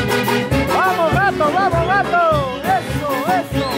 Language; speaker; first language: Spanish; native; Spanish